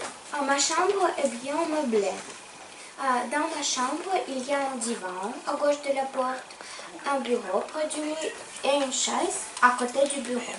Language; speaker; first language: French; non-native, learner; Ukrainian